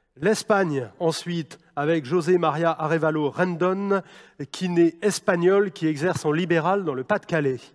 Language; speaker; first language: French; native; French